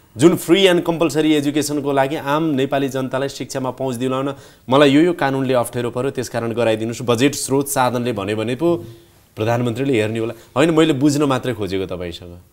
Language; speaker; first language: Nepali; native; Nepali